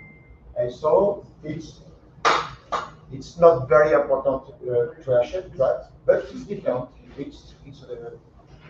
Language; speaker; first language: English; non-native, learner; French